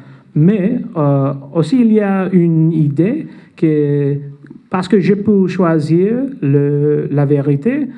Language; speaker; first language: French; non-native, fluent; English